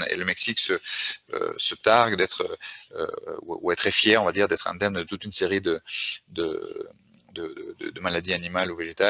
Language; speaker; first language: French; native; French